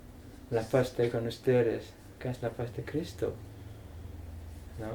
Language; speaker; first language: Spanish; non-native, learner; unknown